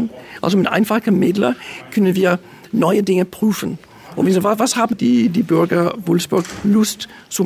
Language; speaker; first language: German; non-native, fluent; Danish